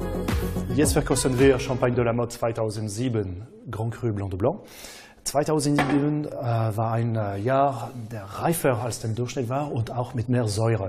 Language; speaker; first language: German; non-native, fluent; French